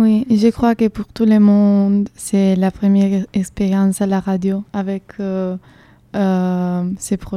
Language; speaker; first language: French; non-native, fluent; Italian